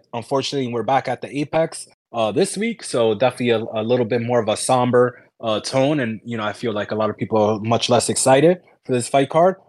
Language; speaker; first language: English; early bilingual, other home language; Spanish